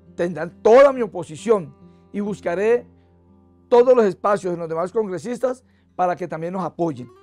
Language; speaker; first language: Spanish; native; Spanish